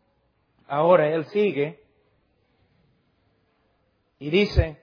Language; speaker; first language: Spanish; non-native, fluent; English